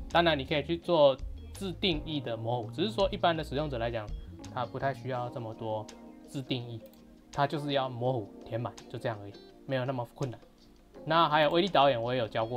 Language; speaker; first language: Chinese; native; Chinese